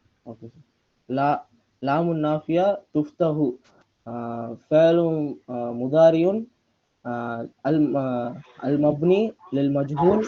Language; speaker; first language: Arabic; non-native, learner; Tamil